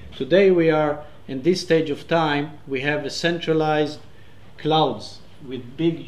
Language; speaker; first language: English; non-native, fluent; Hebrew